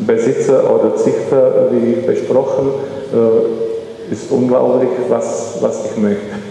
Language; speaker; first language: German; non-native, learner; Czech